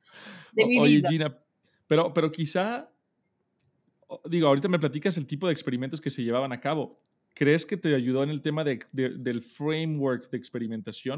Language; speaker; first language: Spanish; native; Spanish